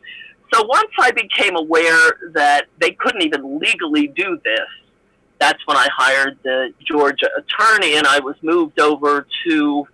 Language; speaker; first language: English; native; English